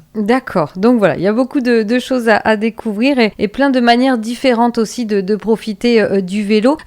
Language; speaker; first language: French; native; French